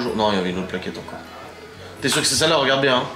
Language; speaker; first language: French; native; French